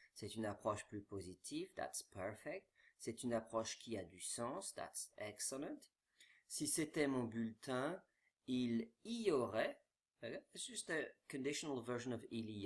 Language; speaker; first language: French; non-native, fluent; English